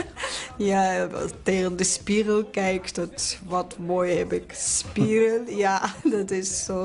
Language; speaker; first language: Dutch; non-native, learner; Azerbaijani